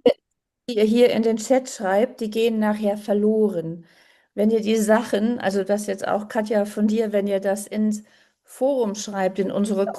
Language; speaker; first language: German; native; German